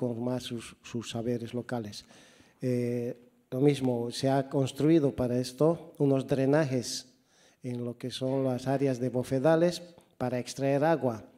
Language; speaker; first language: Spanish; native; Spanish